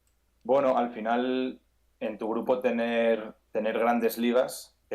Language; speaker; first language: Spanish; native; Spanish